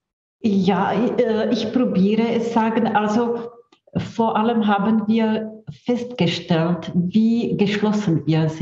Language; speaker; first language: German; non-native, fluent; Czech